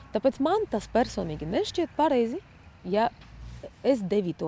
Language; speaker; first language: Latvian; non-native, fluent; Russian